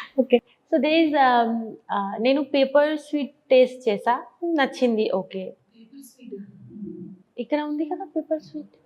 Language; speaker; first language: Telugu; non-native, learner; Bangla